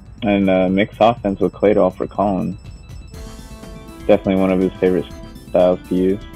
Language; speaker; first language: English; native; English